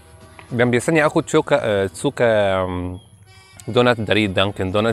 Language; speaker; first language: Indonesian; non-native, learner; Arabic